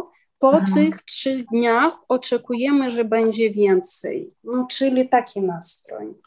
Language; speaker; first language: Polish; non-native, learner; Ukrainian